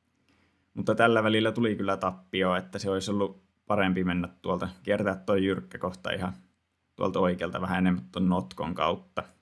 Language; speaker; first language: Finnish; native; Finnish